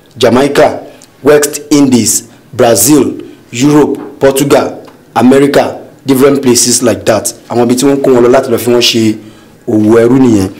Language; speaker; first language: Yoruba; non-native, local second language; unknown